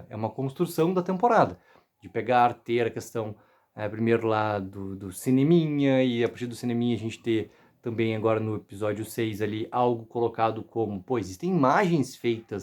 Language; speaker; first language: Portuguese; native; Portuguese